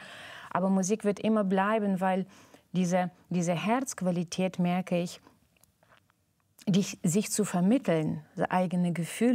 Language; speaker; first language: German; non-native, fluent; Russian